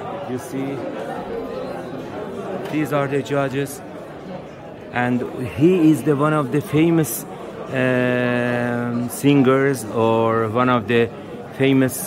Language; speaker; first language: English; non-native, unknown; Persian